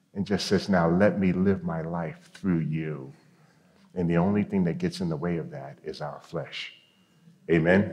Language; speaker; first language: English; native; English